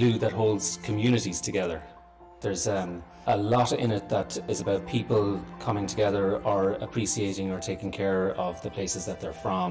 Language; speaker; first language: English; native; English